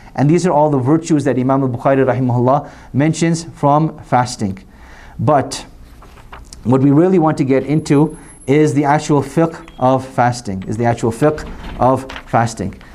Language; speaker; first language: English; native; English